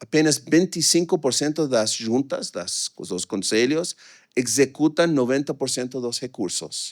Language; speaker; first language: Portuguese; non-native, fluent; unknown